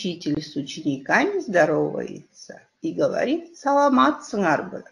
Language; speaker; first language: Russian; non-native, local second language; Kyrgyz